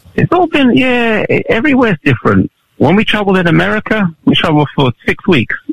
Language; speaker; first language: English; native; English